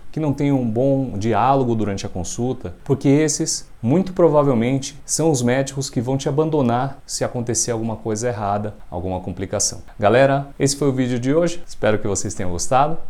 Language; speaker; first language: Portuguese; native; Portuguese